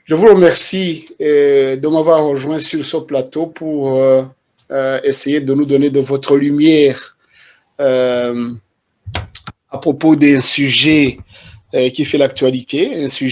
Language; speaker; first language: French; non-native, local second language; Kinyarwanda